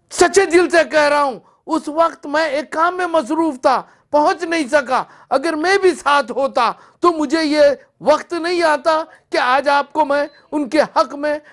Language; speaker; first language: Hindi; non-native, local second language; Urdu